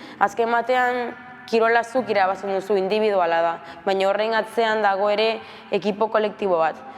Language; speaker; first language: Basque; early bilingual, other home language; Spanish